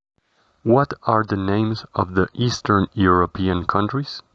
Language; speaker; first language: English; non-native, fluent; Spanish